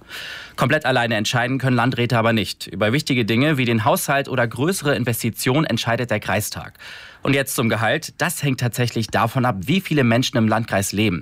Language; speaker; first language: German; native; German